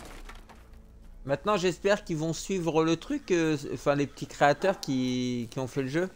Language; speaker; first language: French; native; French